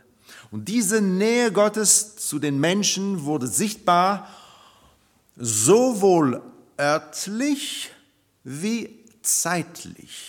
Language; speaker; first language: German; non-native, fluent; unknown